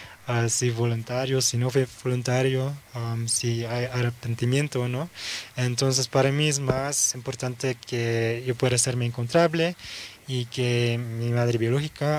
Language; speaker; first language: Spanish; early bilingual, heritage; Dutch